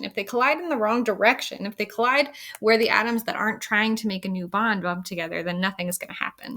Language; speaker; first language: English; native; English